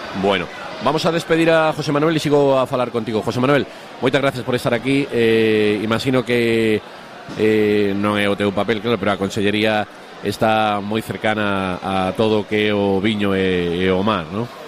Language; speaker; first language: Galician; non-native, local second language; Spanish